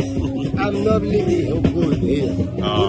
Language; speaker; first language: English; non-native, learner; Haitian Creole